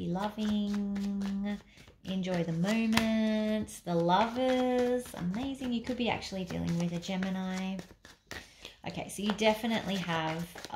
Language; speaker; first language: English; native; English